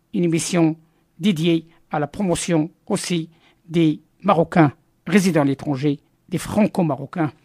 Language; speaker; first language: French; non-native, local second language; Arabic